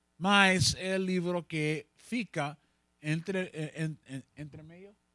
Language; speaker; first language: Portuguese; non-native, learner; Spanish